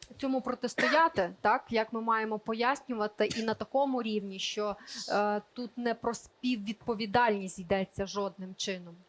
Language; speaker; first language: Ukrainian; native; Ukrainian